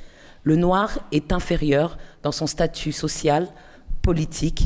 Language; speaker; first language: French; native; French